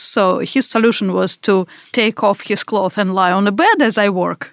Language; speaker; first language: English; non-native, fluent; Russian